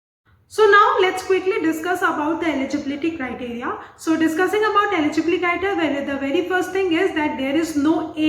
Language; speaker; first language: English; non-native, local second language; Hindi